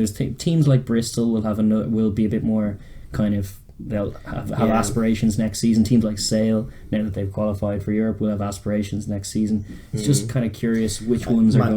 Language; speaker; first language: English; native; English